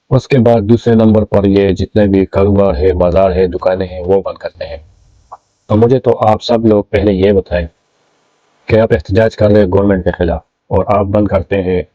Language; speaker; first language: Urdu; non-native, local second language; Pashto